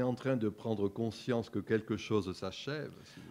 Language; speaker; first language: French; native; French